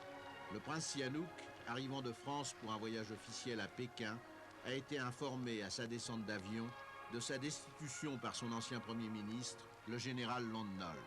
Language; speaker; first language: French; native; French